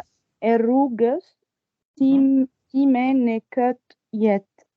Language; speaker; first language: Albanian; non-native, learner; Arabic